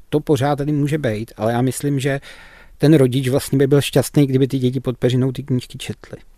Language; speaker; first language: Czech; native; Czech